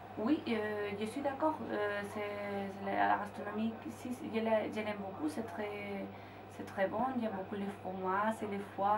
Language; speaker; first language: French; non-native, fluent; Spanish